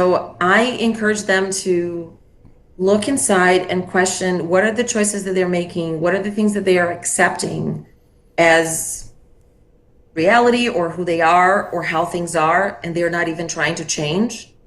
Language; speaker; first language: English; non-native, fluent; Portuguese